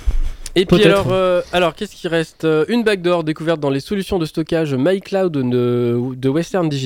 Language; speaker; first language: French; native; French